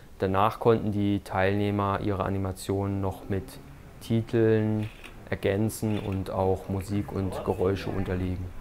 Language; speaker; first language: German; native; German